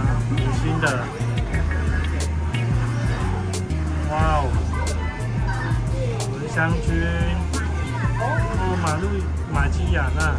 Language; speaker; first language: Chinese; native; Chinese